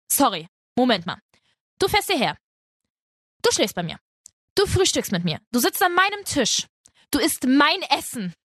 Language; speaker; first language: German; early bilingual, other home language; Spanish